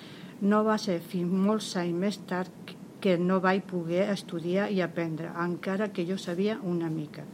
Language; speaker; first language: Catalan; non-native, learner; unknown